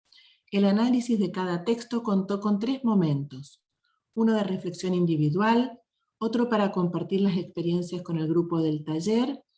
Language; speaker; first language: Spanish; native; Spanish